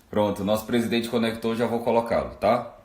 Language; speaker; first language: Portuguese; native; Portuguese